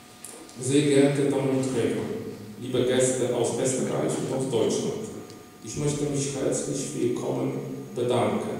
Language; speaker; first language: German; non-native, learner; Polish